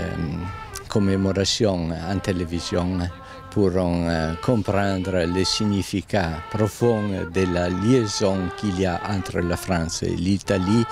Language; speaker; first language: French; non-native, local second language; Italian